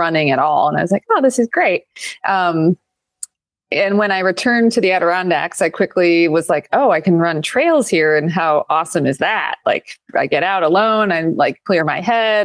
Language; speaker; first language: English; native; English